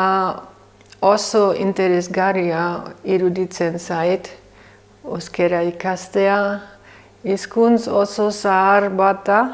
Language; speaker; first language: Basque; non-native, learner; German